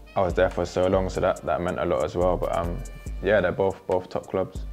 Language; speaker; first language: English; native; English